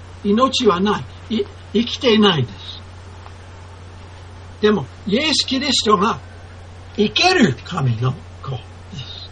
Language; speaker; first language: Japanese; non-native, fluent; English